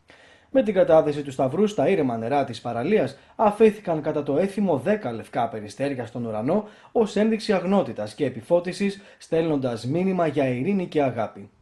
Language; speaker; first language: Greek; native; Greek